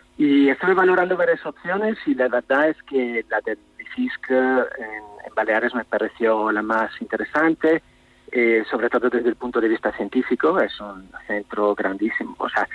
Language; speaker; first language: Spanish; non-native, fluent; Italian